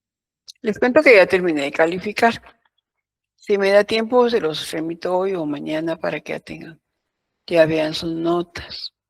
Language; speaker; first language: Spanish; native; Spanish